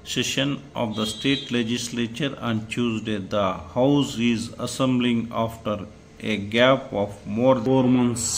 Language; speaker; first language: English; non-native, local second language; Telugu